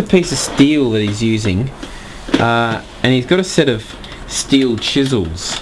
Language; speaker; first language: English; native; English